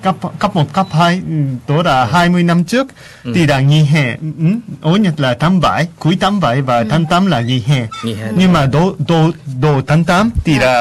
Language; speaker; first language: Vietnamese; non-native, fluent; Japanese